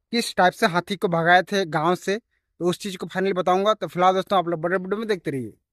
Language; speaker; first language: Hindi; native; Hindi